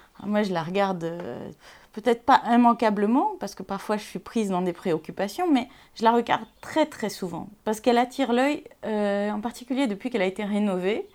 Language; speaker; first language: French; non-native, local second language; Arabic